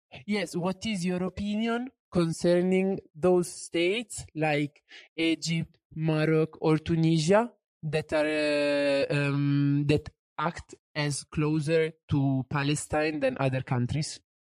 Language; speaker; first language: English; non-native, fluent; Italian